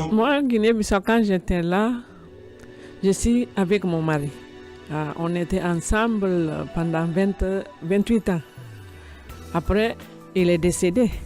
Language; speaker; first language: French; non-native, learner; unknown